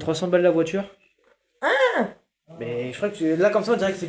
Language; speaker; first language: French; native; French